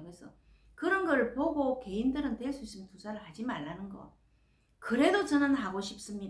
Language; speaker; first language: Korean; native; Korean